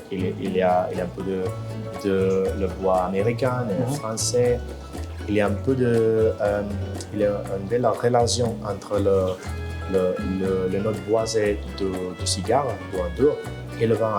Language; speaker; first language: French; non-native, fluent; Spanish